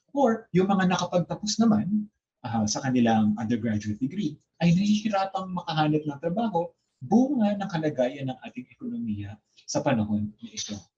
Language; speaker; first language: Filipino; native; Filipino